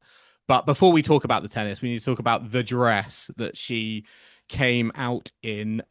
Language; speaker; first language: English; native; English